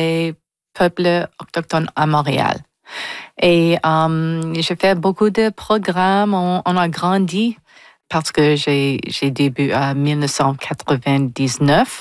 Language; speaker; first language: French; non-native, local second language; English